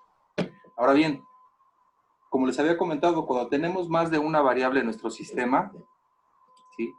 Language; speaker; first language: Spanish; native; Spanish